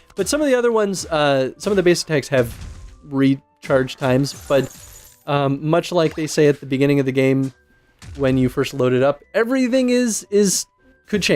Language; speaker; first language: English; native; English